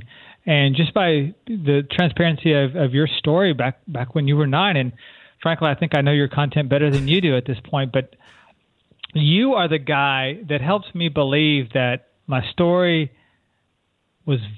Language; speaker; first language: English; native; English